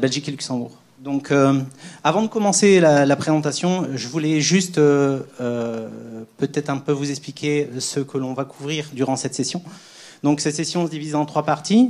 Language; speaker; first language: French; native; French